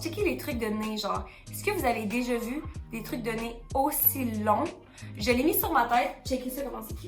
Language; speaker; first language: French; native; French